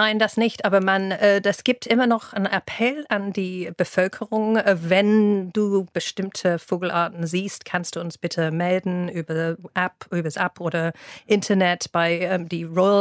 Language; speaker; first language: German; non-native, fluent; English